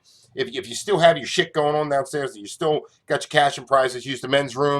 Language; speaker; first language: English; native; English